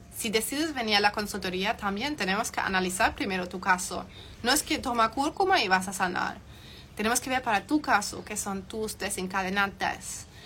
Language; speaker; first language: Spanish; non-native, fluent; German